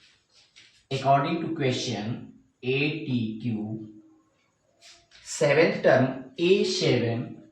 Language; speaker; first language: English; non-native, local second language; Hindi